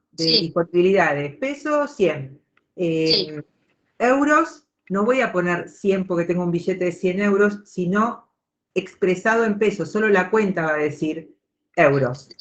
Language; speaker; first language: Spanish; native; Spanish